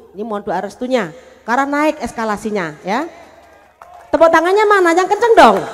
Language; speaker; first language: Indonesian; non-native, local second language; Javanese